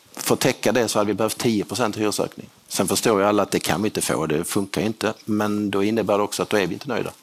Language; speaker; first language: Swedish; native; Swedish